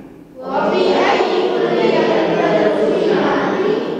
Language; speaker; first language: Arabic; non-native, learner; Indonesian